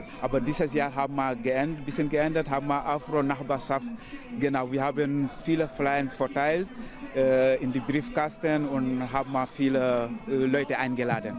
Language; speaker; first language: German; non-native, learner; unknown